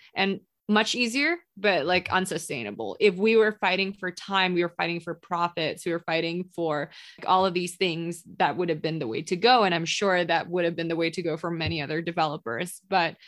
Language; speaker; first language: English; non-native, local second language; Indonesian